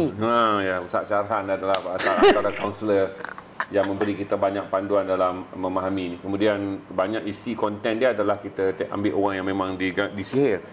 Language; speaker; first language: Malay; native; Malay